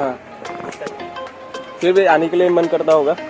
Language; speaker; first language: Hindi; non-native, local second language; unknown